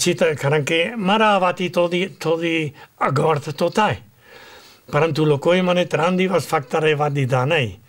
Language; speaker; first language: Gujarati; non-native, fluent; Spanish